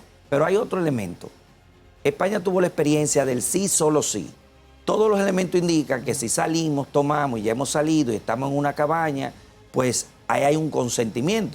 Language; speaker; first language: Spanish; native; Spanish